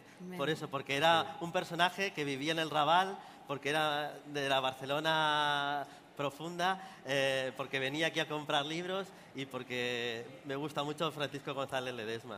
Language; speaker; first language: Spanish; native; Spanish